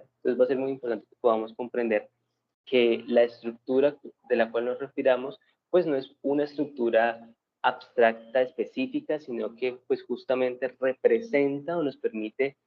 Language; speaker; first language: Spanish; native; Spanish